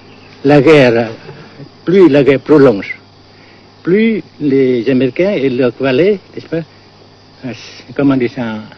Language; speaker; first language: French; non-native, fluent; Vietnamese